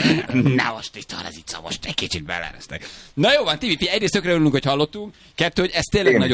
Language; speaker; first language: Hungarian; native; Hungarian